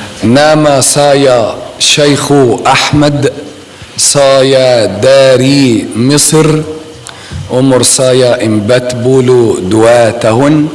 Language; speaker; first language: Indonesian; non-native, learner; Arabic